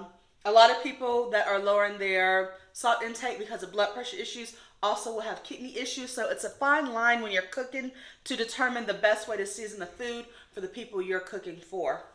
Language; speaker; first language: English; native; English